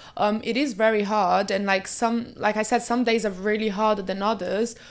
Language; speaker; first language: English; early bilingual, other home language; Portuguese